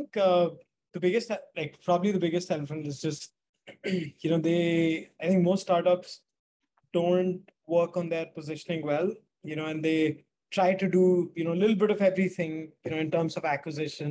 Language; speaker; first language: English; non-native, local second language; Hindi